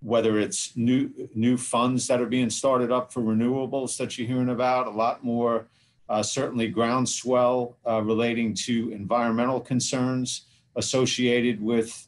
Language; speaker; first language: English; native; English